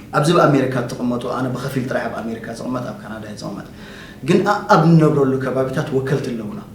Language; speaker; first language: Tigrinya; native; Tigrinya